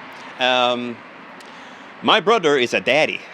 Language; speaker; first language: English; non-native, fluent; Swedish